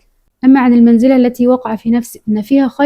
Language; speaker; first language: Arabic; native; Arabic